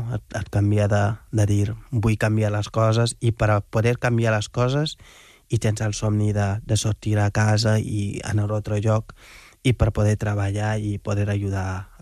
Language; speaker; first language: Catalan; non-native, fluent; Wolof